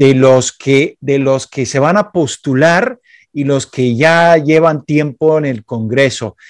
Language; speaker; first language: Spanish; non-native, fluent; English